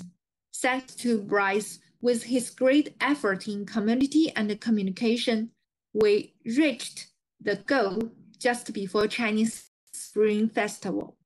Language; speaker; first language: English; non-native, fluent; Chinese